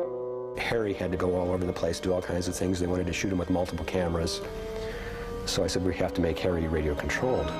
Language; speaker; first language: English; native; English